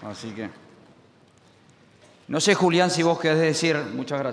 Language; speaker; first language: Spanish; native; Spanish